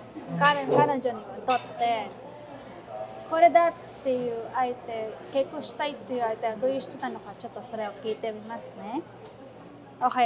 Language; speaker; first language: Japanese; non-native, fluent; Filipino